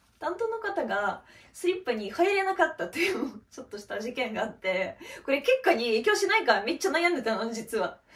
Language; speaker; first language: Japanese; non-native, fluent; Russian